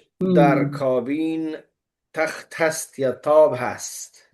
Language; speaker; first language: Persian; non-native, fluent; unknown